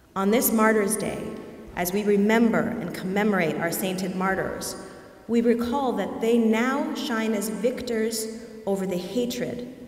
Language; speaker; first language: English; native; English